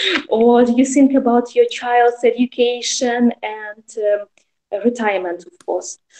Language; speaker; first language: English; non-native, learner; Russian